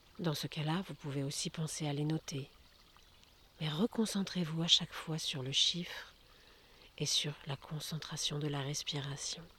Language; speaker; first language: French; native; French